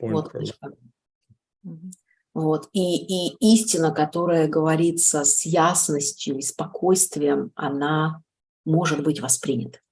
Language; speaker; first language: Russian; native; Russian